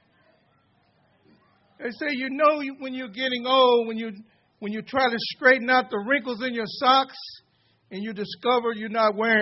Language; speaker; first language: English; native; English